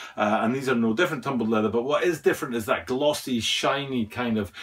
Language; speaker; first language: English; native; English